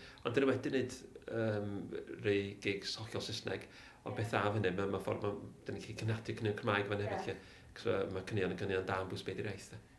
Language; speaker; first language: Welsh; native; Welsh